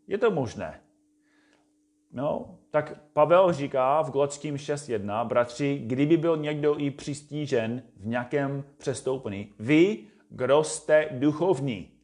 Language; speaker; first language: Czech; non-native, fluent; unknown